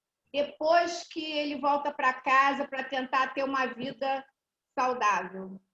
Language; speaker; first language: Portuguese; native; Portuguese